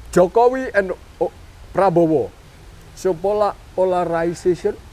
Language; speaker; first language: English; non-native, learner; Indonesian